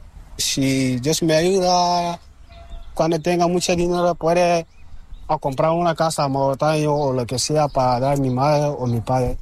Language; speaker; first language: Spanish; non-native, learner; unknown